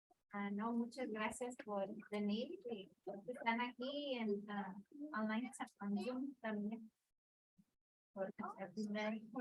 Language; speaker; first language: Spanish; early bilingual, heritage; Spanish